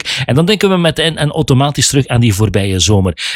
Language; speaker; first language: Dutch; native; Dutch